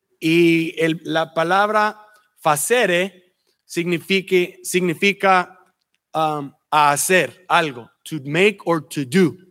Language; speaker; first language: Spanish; early bilingual, heritage; Spanish